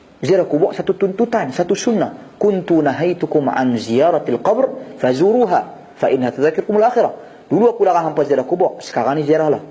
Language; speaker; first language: Malay; native; Malay